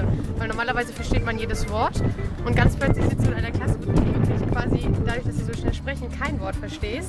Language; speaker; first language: German; native; German